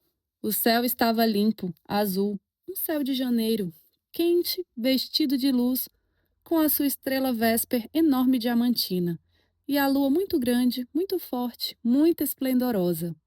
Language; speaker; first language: Portuguese; native; Portuguese